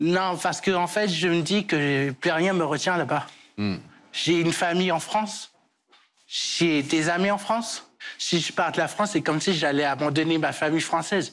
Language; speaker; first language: French; early bilingual, other home language; Portuguese